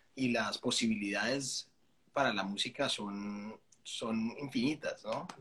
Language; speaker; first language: Spanish; native; Spanish